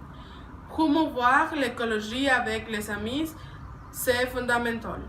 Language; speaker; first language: French; non-native, learner; Spanish